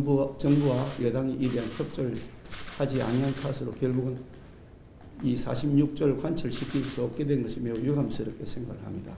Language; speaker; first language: Korean; native; Korean